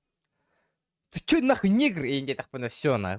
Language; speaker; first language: Russian; native; Russian